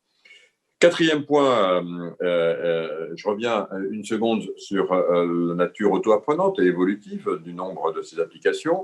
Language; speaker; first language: French; native; French